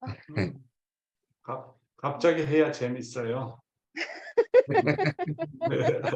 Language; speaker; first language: Korean; native; Korean